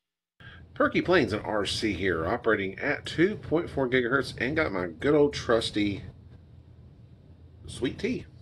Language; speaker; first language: English; native; English